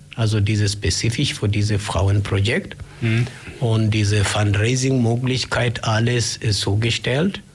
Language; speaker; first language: German; non-native, learner; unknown